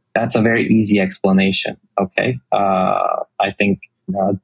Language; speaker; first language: English; non-native, fluent; Turkish